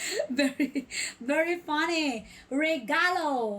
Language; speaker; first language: English; non-native, local second language; Filipino